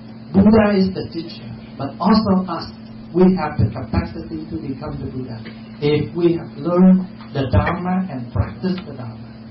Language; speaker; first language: English; non-native, fluent; Vietnamese